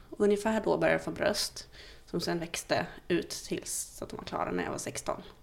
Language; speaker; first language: Swedish; native; Swedish